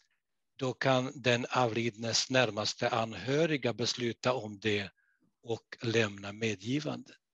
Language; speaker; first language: Swedish; non-native, fluent; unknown